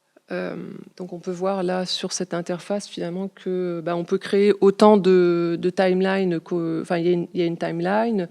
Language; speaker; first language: French; native; French